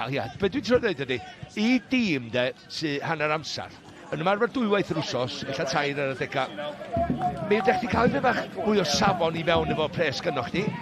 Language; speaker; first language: Welsh; native; Welsh